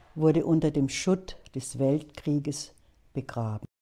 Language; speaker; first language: German; native; German